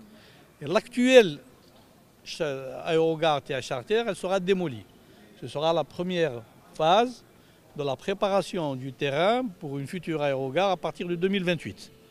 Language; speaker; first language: French; non-native, local second language; Arabic